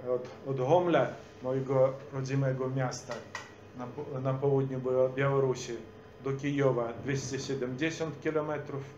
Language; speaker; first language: Polish; non-native, fluent; Belarusian